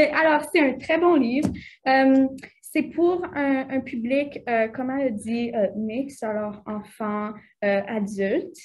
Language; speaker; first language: French; native; French